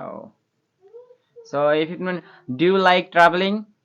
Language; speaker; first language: English; non-native, learner; Bangla